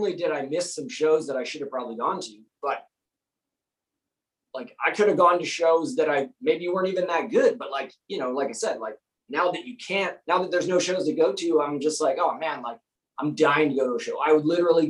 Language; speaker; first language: English; native; English